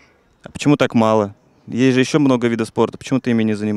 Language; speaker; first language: Russian; native; Russian